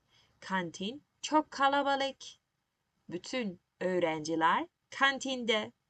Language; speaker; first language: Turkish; non-native, learner; Persian